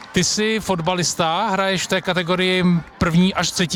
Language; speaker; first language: Czech; native; Czech